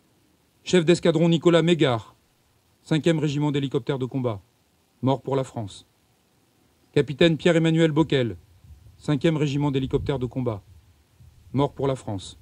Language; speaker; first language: French; native; French